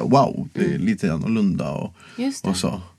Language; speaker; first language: Swedish; non-native, fluent; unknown